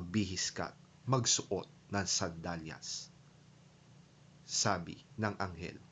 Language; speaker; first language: Filipino; native; Filipino